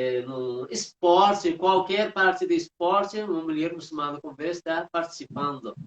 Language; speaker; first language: Portuguese; non-native, fluent; Persian